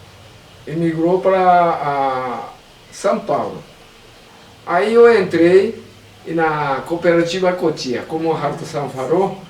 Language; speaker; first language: Portuguese; non-native, learner; Japanese